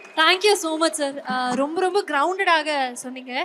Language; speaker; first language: Tamil; native; Tamil